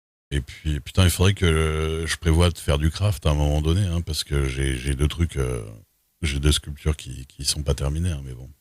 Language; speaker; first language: French; native; French